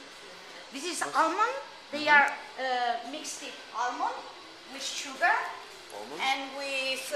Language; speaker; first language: English; non-native, learner; Spanish